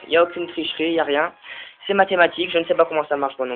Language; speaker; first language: French; native; French